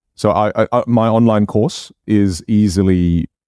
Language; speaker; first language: English; non-native, local second language; Chinese